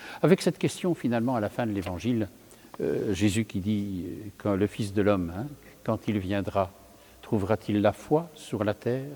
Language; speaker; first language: French; native; French